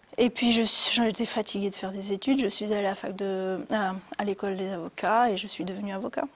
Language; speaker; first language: French; early bilingual, other home language; Arabic